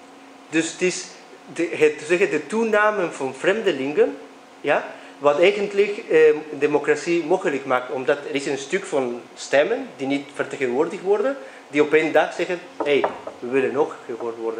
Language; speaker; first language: Dutch; non-native, fluent; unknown